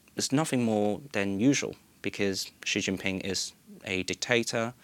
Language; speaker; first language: English; non-native, local second language; Cantonese